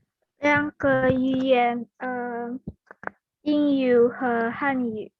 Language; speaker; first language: Chinese; non-native, learner; Indonesian